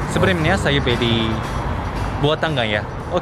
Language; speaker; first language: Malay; non-native, fluent; Japanese